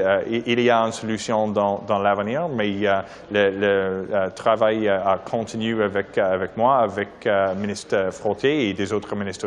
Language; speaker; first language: French; non-native, local second language; English